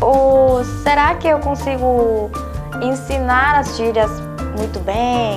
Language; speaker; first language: Portuguese; non-native, fluent; Korean